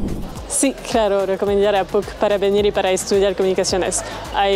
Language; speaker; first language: Spanish; non-native, learner; French